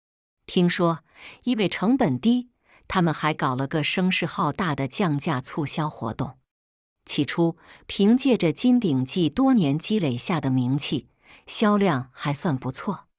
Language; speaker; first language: Chinese; native; Chinese